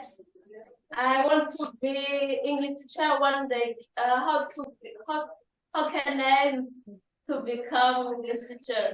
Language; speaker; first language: English; non-native, learner; Malagasy